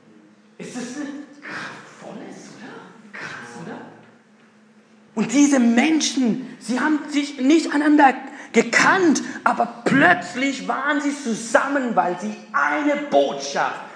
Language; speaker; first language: German; non-native, fluent; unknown